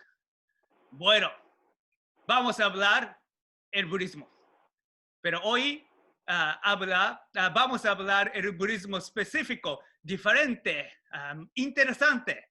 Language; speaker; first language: Spanish; non-native, learner; Japanese